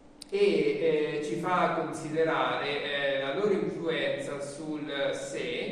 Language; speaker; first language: Italian; native; Italian